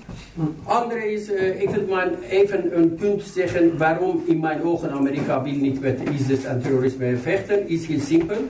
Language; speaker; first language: Dutch; non-native, fluent; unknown